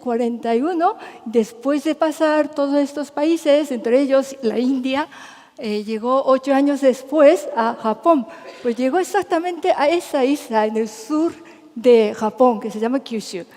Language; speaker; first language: Spanish; non-native, fluent; Japanese